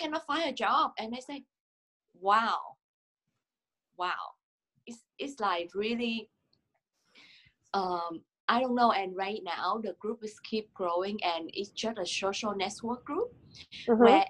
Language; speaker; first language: English; non-native, learner; Vietnamese